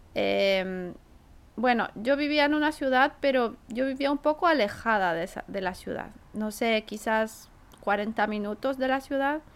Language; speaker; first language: Spanish; native; Spanish